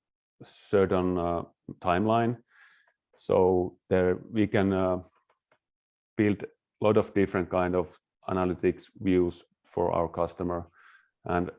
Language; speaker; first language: English; non-native, fluent; Finnish